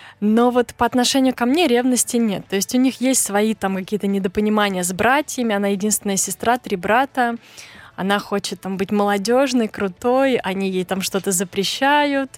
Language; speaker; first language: Russian; native; Russian